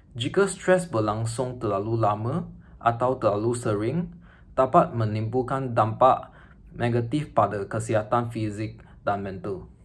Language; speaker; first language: Malay; non-native, local second language; Chinese